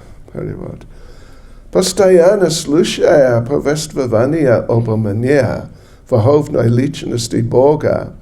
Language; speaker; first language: Russian; non-native, learner; English